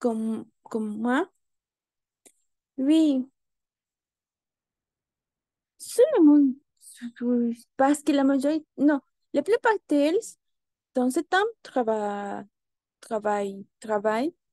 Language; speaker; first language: French; non-native, learner; Spanish